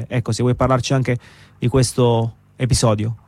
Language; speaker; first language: Italian; native; Italian